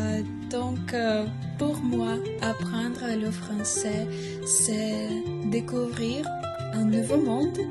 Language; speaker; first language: French; non-native, fluent; Ukrainian